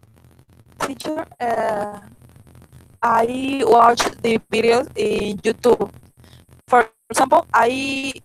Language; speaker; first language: English; non-native, learner; Spanish